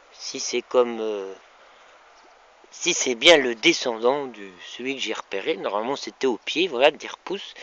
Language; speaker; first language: French; native; French